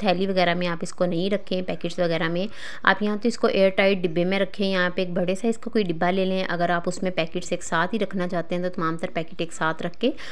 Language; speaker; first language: Urdu; native; Urdu